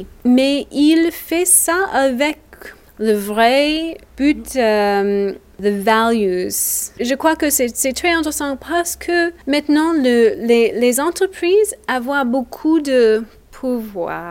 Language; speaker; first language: French; non-native, learner; English